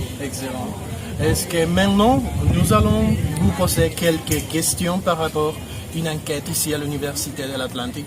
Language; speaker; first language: French; non-native, learner; Spanish